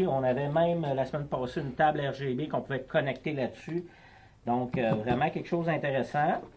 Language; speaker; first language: French; native; French